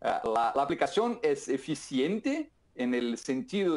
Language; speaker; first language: Spanish; non-native, fluent; Portuguese